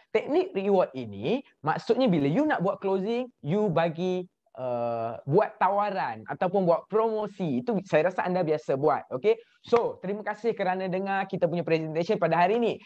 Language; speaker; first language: Malay; native; Malay